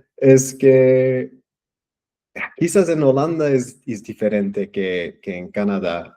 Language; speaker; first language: Spanish; non-native, fluent; English